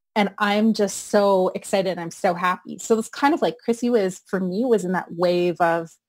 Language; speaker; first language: English; native; English